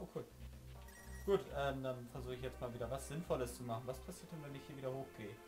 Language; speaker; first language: German; native; German